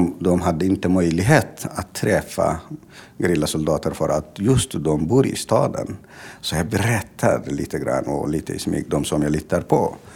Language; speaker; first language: Swedish; non-native, fluent; Tigrinya